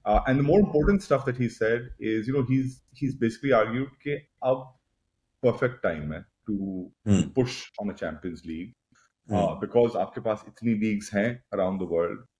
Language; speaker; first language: English; non-native, local second language; Hindi